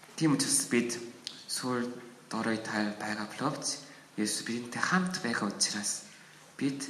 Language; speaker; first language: Mongolian; non-native, learner; Korean